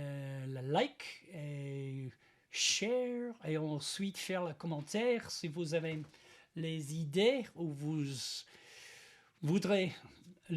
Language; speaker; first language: French; non-native, learner; English